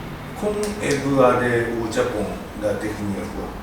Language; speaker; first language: French; non-native, learner; Japanese